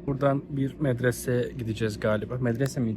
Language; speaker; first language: Turkish; native; Turkish